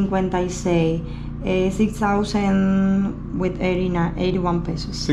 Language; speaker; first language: English; non-native, learner; Spanish